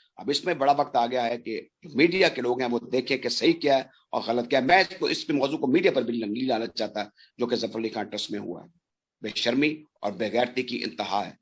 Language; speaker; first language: Urdu; non-native, local second language; Punjabi